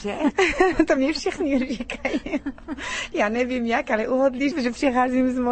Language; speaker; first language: Czech; early bilingual, heritage; Arabic